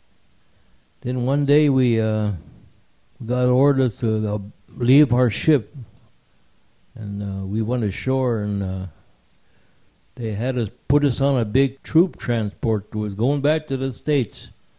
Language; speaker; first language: English; early bilingual, other home language; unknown